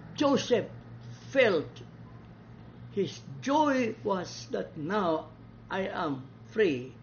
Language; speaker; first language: English; non-native, local second language; Cebuano